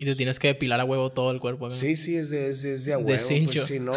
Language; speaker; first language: Spanish; native; Spanish